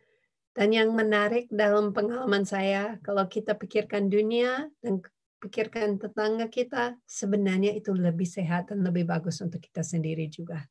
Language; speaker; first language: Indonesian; non-native, fluent; English